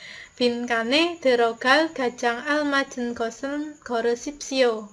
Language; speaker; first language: Korean; non-native, learner; Indonesian